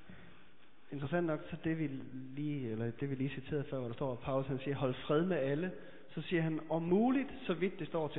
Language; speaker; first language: Danish; native; Danish